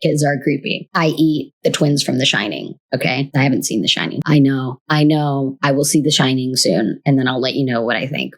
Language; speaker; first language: English; native; English